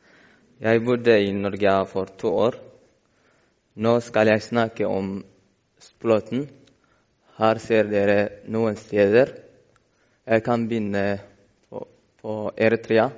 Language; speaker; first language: Norwegian; non-native, learner; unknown